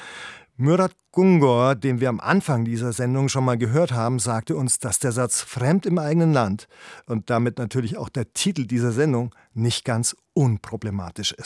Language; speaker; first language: German; native; German